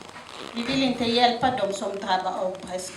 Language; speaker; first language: Swedish; non-native, fluent; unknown